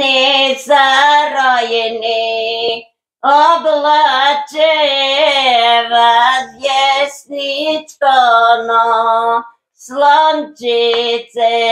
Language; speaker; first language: Bulgarian; native; Bulgarian